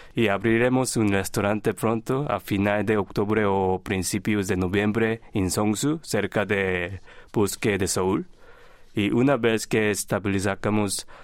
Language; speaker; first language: Spanish; non-native, fluent; Korean